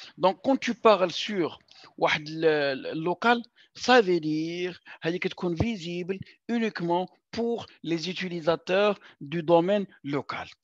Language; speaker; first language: French; non-native, local second language; Arabic